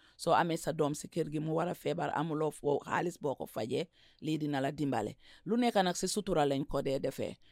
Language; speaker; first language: English; non-native, local second language; Wolof